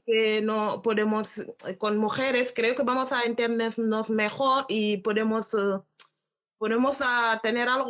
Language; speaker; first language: Spanish; non-native, learner; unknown